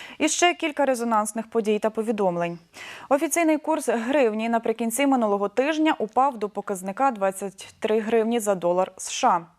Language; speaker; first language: Ukrainian; native; Ukrainian